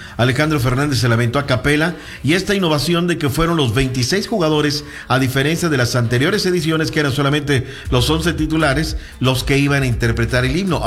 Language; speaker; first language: Spanish; native; Spanish